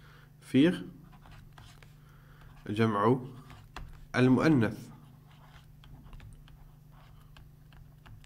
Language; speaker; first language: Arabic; non-native, fluent; Dutch